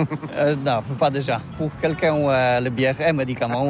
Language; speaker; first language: French; non-native, learner; Polish